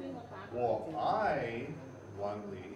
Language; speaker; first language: Chinese; non-native, learner; English